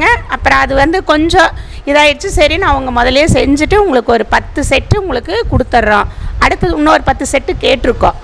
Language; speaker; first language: Tamil; native; Tamil